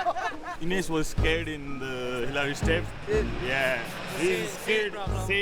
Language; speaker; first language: English; non-native, fluent; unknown